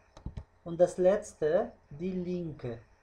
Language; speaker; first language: German; non-native, fluent; Uzbek